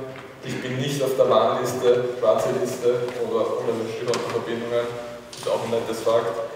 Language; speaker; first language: German; native; German